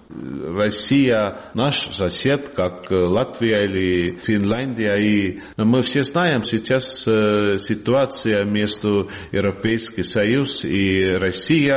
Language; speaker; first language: Russian; non-native, learner; Estonian